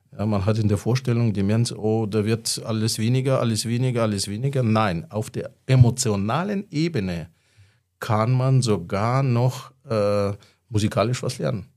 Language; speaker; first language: German; non-native, fluent; Russian